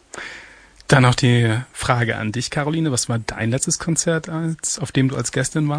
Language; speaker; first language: German; native; German